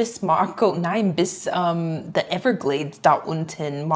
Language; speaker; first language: German; non-native, fluent; English